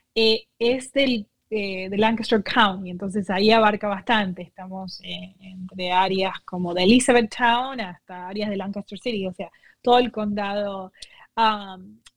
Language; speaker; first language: Spanish; native; Spanish